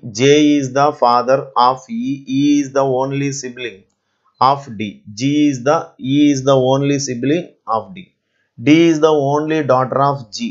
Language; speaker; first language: English; non-native, local second language; Telugu